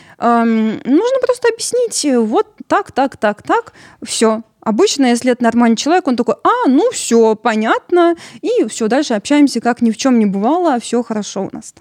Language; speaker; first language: Russian; early bilingual, other home language; Georgian